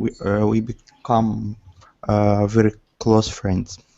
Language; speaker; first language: English; non-native, learner; Arabic